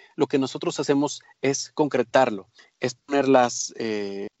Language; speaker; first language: Spanish; native; Spanish